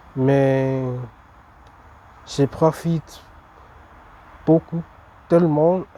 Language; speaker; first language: French; non-native, learner; English